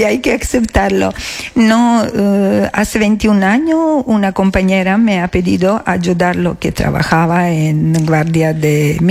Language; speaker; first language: Spanish; non-native, learner; Serbian